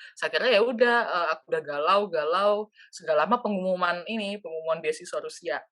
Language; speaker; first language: Indonesian; native; Indonesian